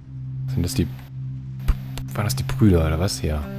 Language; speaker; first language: German; native; German